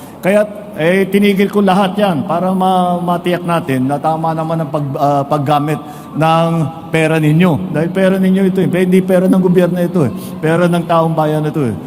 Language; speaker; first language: Filipino; native; Filipino